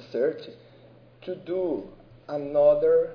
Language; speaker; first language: English; non-native, learner; Portuguese